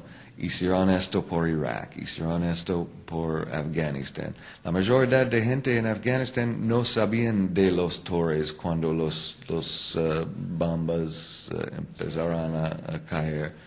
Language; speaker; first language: Spanish; non-native, fluent; English